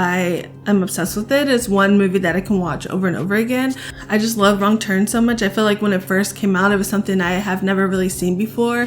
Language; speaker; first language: English; native; English